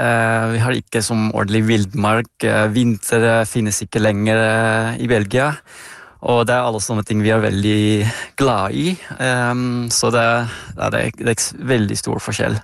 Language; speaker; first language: Norwegian; non-native, fluent; Dutch